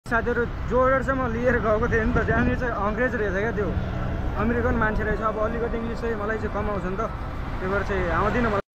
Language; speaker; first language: Nepali; native; Nepali